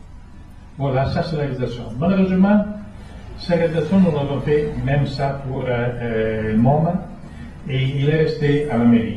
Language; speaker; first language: French; non-native, fluent; Italian